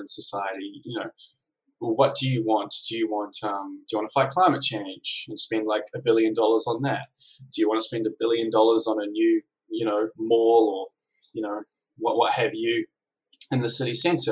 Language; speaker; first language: English; native; English